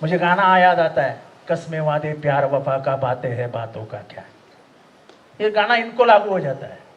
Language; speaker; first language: Hindi; non-native, local second language; Marathi